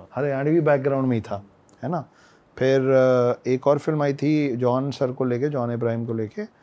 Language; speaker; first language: Hindi; native; Hindi